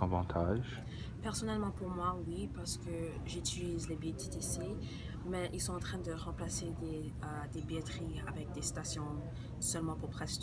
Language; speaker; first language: French; non-native, local second language; English